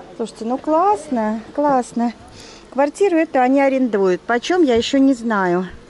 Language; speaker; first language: Russian; native; Russian